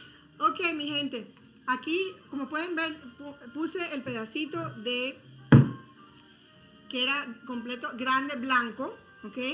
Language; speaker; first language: Spanish; early bilingual, heritage; Spanish